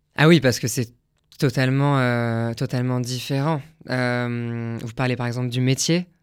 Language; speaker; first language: French; native; French